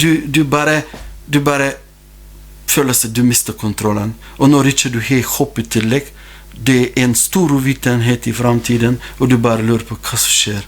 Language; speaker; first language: Norwegian; non-native, fluent; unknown